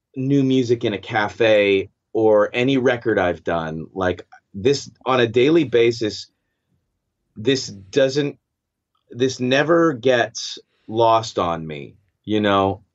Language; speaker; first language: English; native; English